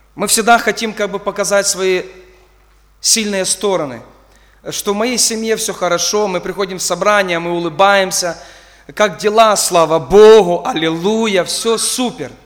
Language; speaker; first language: Russian; non-native, local second language; Ukrainian